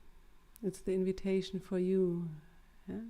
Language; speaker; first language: English; non-native, fluent; German